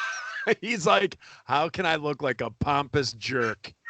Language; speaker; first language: English; native; English